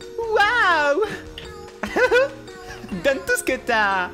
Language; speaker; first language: French; native; French